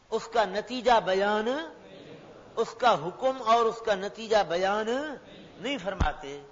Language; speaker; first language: Urdu; non-native, local second language; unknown